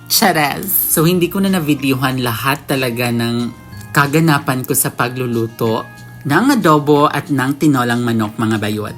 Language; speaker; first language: Filipino; non-native, local second language; Cebuano